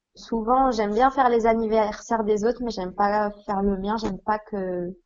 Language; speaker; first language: French; native; French